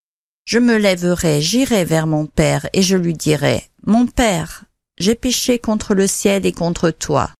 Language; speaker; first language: French; native; French